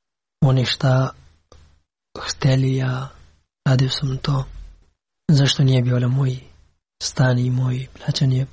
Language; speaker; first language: Serbian; non-native, learner; Pashto